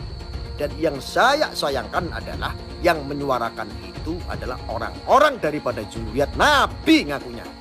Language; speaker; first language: Indonesian; non-native, local second language; Javanese